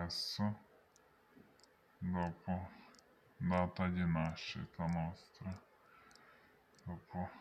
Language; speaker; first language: Italian; non-native, learner; Ukrainian